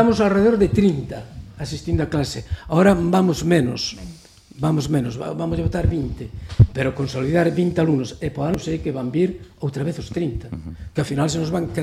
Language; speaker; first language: Galician; native; Galician